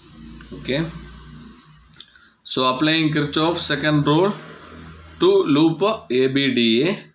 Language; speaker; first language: English; non-native, local second language; Tamil